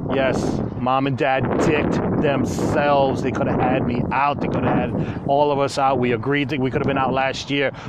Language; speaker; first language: English; native; English